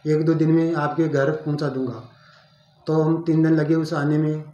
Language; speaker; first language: Hindi; native; Hindi